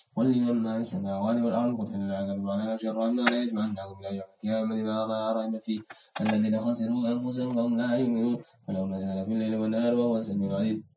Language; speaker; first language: Arabic; non-native, learner; Indonesian